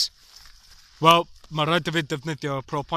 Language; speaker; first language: Welsh; non-native, local second language; English